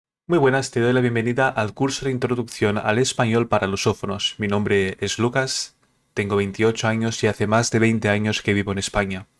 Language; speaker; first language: Spanish; early bilingual, other home language; Portuguese